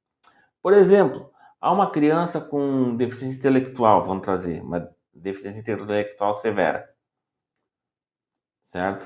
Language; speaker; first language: Portuguese; native; Portuguese